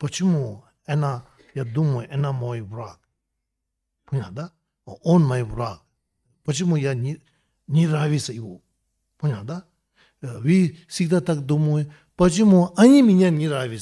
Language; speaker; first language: Russian; non-native, learner; Tibetan